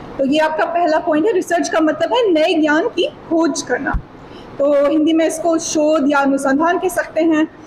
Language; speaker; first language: Hindi; non-native, fluent; English